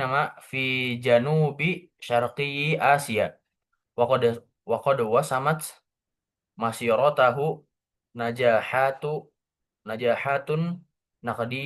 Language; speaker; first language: Arabic; non-native, learner; Indonesian